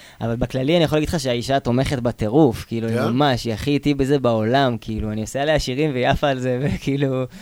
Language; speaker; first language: Hebrew; native; Hebrew